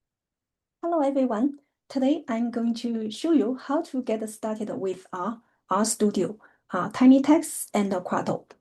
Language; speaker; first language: English; non-native, fluent; Chinese